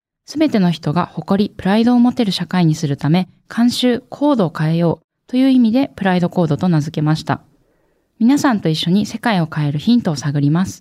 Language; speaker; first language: Japanese; native; Japanese